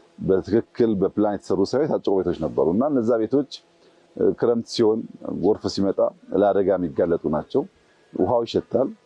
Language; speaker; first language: Amharic; non-native, local second language; Oromo